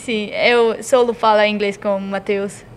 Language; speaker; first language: Portuguese; non-native, learner; German